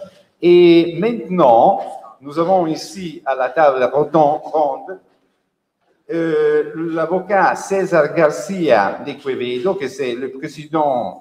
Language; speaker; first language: French; non-native, fluent; Italian